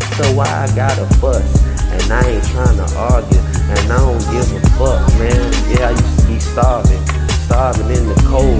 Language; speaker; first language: English; native; English